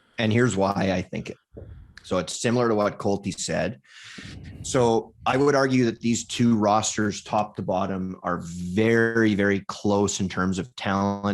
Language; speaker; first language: English; native; English